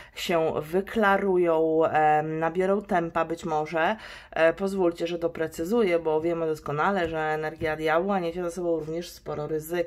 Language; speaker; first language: Polish; native; Polish